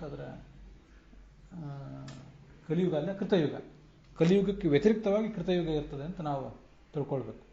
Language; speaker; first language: Kannada; native; Kannada